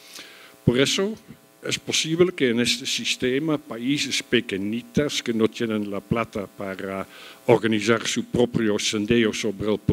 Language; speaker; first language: Spanish; non-native, fluent; Dutch